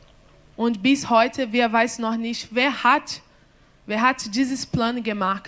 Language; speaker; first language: German; non-native, learner; Portuguese